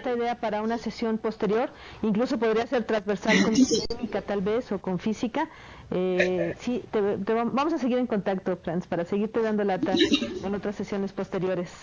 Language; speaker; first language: Spanish; native; Spanish